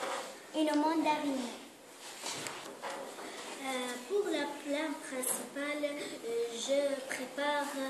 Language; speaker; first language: French; non-native, learner; Arabic